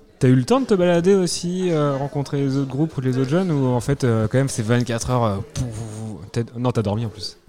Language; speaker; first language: French; native; French